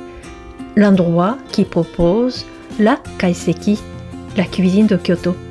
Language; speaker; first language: French; non-native, fluent; Japanese